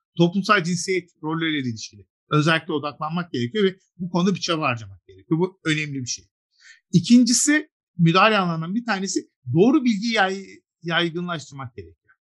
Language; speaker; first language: Turkish; native; Turkish